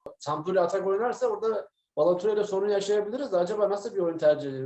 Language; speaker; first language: Turkish; native; Turkish